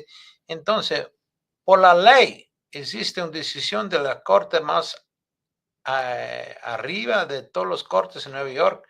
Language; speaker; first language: Spanish; non-native, fluent; English